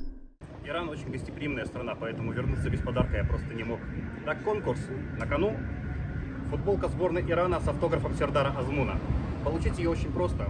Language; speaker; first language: Russian; native; Russian